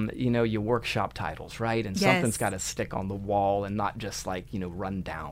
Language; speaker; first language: English; native; English